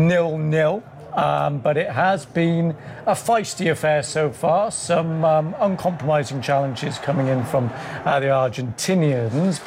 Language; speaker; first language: English; native; English